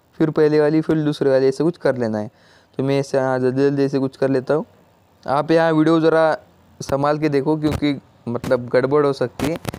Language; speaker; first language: Hindi; non-native, local second language; Marathi